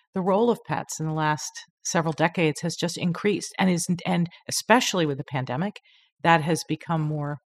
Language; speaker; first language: English; native; English